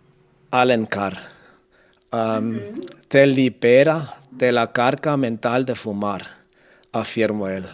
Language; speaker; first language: Spanish; non-native, learner; Danish